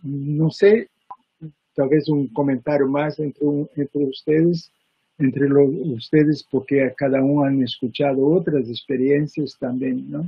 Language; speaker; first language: Spanish; non-native, fluent; Portuguese